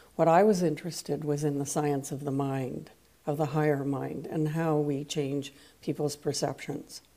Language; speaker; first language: English; non-native, fluent; French